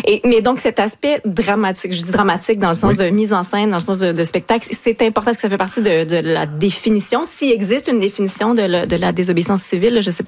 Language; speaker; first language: French; native; French